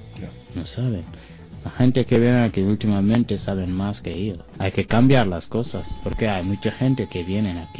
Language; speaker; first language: Spanish; non-native, learner; French